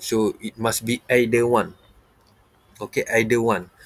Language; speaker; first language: English; non-native, local second language; Malay